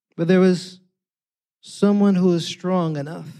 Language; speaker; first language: English; early bilingual, other home language; Spanish